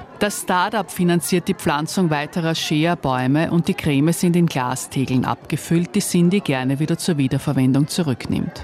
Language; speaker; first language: German; native; German